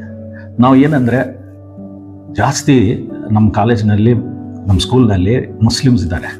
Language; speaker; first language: Kannada; non-native, local second language; Urdu